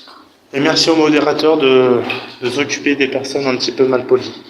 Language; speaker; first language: French; native; French